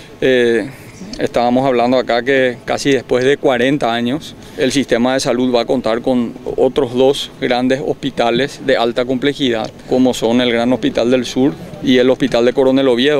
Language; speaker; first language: Spanish; native; Spanish